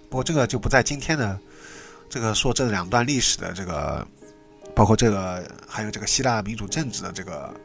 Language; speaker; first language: Chinese; native; Chinese